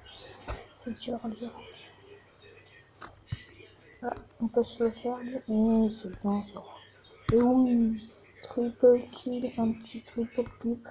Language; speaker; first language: French; native; French